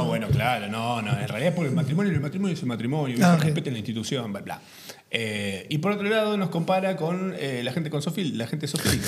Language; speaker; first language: Spanish; native; Spanish